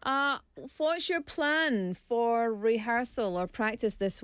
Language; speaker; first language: English; non-native, fluent; Korean